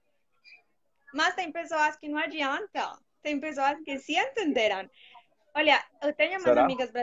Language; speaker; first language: Portuguese; non-native, fluent; Spanish